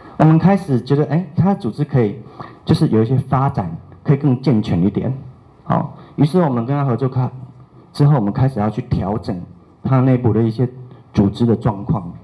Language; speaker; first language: Chinese; native; Chinese